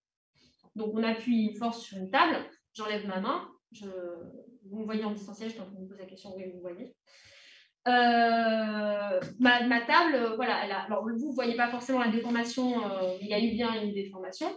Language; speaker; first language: French; native; French